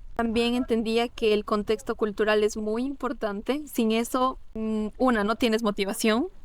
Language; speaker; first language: Spanish; native; Spanish